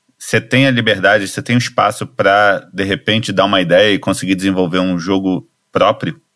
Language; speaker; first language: Portuguese; native; Portuguese